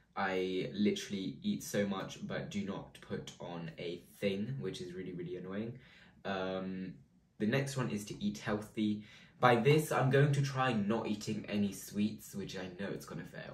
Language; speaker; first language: English; native; English